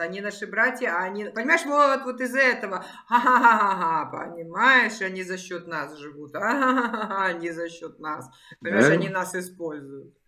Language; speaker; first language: Russian; native; Russian